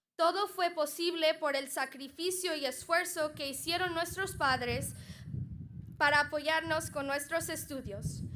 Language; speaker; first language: Spanish; early bilingual, heritage; Spanish